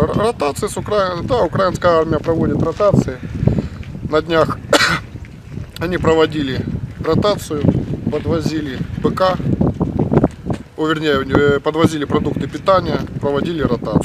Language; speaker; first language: Russian; native; Russian